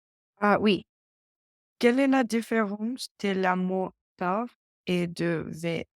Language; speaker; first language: French; non-native, learner; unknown